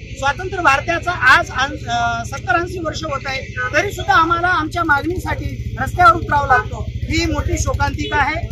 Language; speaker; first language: Marathi; non-native, local second language; Lambadi